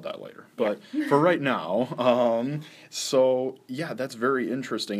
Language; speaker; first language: English; native; English